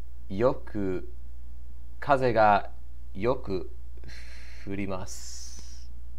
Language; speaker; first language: Japanese; non-native, learner; English